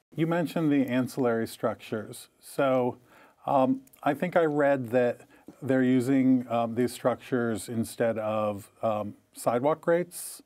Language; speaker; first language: English; native; English